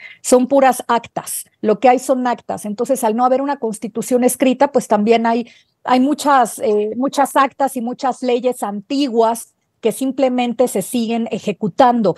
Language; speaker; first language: Spanish; native; Spanish